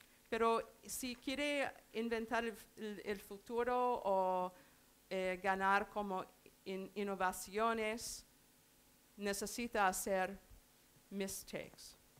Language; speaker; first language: Spanish; non-native, learner; English